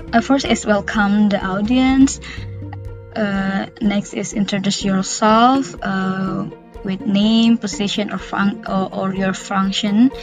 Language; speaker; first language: English; non-native, learner; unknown